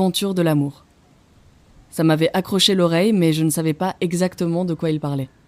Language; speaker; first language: French; native; French